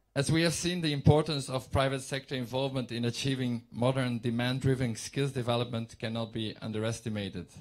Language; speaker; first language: English; non-native, fluent; Dutch